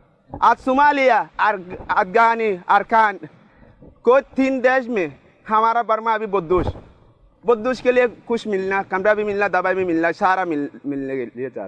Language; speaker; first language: Hindi; non-native, learner; Rohingya